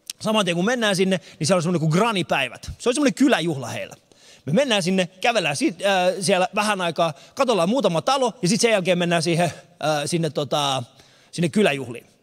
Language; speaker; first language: Finnish; early bilingual, other home language; Persian